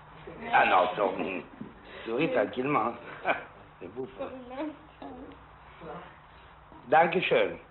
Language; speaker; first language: French; non-native, fluent; Italian